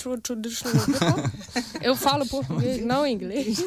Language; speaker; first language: Portuguese; non-native, fluent; German